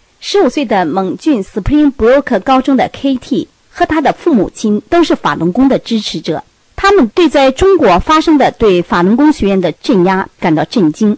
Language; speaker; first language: Chinese; native; Chinese